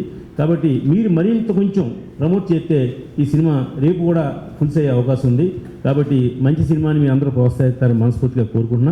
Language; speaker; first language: Telugu; native; Telugu